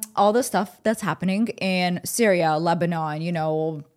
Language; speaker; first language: English; early bilingual, other home language; Arabic